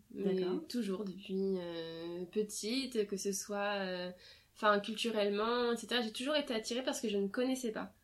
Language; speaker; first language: French; native; French